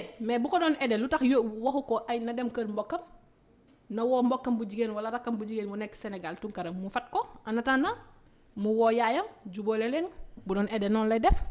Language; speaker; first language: Wolof; non-native, local second language; Fula